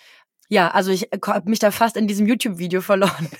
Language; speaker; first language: German; native; German